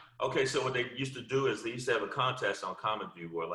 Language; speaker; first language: English; native; English